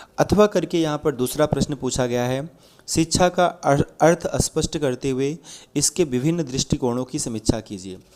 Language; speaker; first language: Hindi; native; Hindi